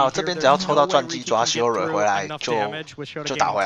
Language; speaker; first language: Chinese; native; Chinese